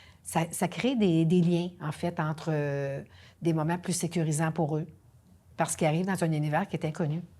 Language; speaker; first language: French; native; French